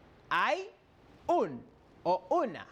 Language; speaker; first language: Spanish; non-native, fluent; French